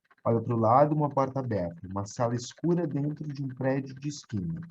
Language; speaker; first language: Portuguese; native; Portuguese